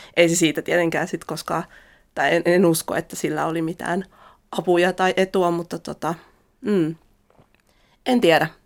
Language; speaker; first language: Finnish; early bilingual, other home language; Russian